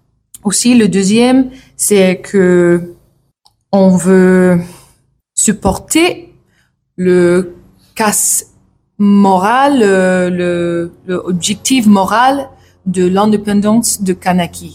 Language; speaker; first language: French; non-native, learner; English